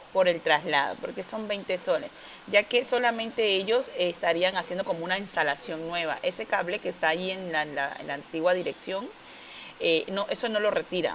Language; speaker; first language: Spanish; native; Spanish